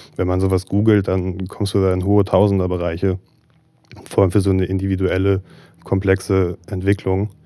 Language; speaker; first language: German; native; German